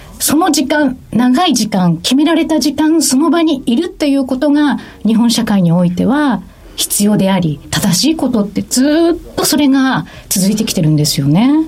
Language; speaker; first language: Japanese; native; Japanese